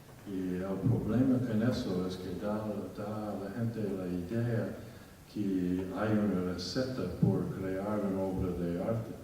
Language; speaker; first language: Spanish; non-native, fluent; English